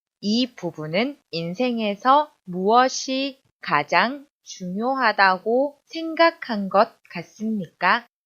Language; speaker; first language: Korean; non-native, fluent; Chinese